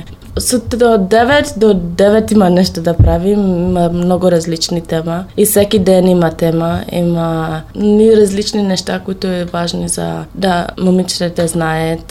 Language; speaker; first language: Bulgarian; non-native, learner; English